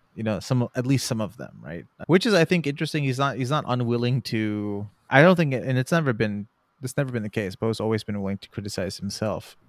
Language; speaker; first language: English; native; English